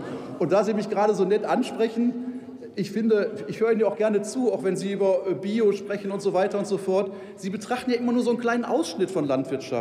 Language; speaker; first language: German; native; German